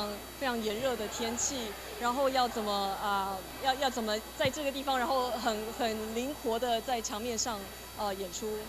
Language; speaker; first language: Chinese; native; Chinese